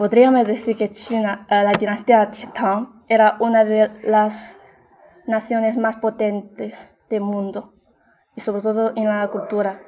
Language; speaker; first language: Spanish; non-native, fluent; Chinese